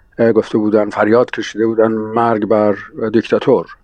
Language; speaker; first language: Persian; native; Persian